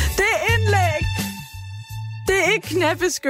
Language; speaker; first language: Danish; native; Danish